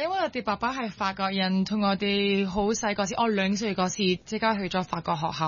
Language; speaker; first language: Cantonese; early bilingual, heritage; French